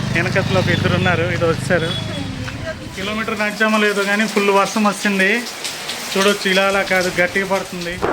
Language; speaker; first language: Telugu; non-native, local second language; Odia